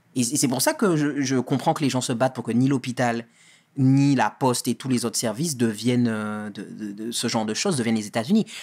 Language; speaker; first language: French; native; French